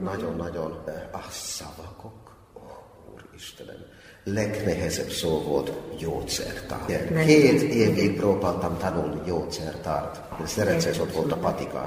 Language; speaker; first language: Hungarian; non-native, fluent; Finnish